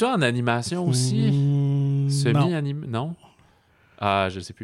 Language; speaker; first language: French; native; French